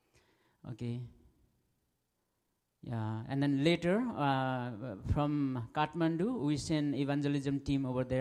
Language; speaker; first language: English; non-native, local second language; Nepali